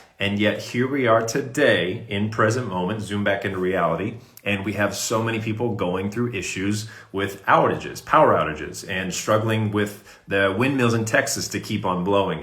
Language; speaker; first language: English; native; English